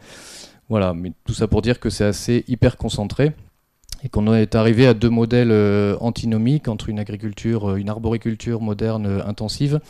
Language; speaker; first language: French; native; French